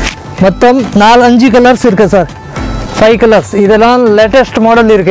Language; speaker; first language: Tamil; native; Tamil